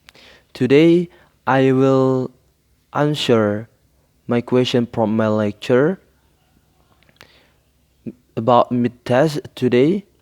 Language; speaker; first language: English; non-native, learner; Indonesian